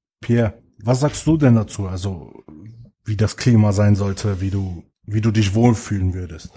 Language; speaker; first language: German; native; German